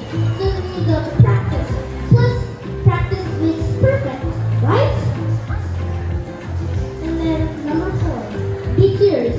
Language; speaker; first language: English; non-native, learner; Indonesian